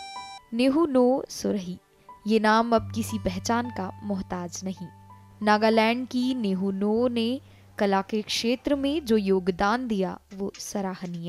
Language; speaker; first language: Hindi; native; Hindi